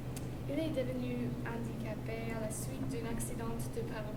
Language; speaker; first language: French; non-native, learner; English